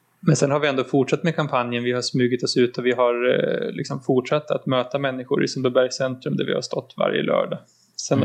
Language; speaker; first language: Swedish; native; Swedish